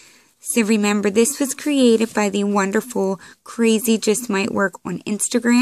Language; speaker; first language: English; native; English